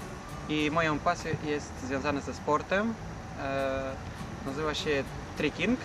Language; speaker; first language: Polish; non-native, learner; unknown